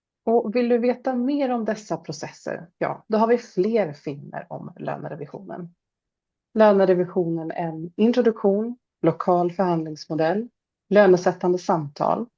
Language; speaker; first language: Swedish; native; Swedish